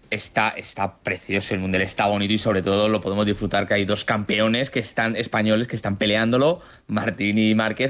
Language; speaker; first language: Spanish; native; Spanish